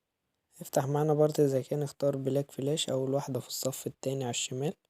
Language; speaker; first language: Arabic; native; Arabic